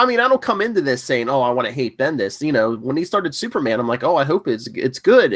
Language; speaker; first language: English; native; English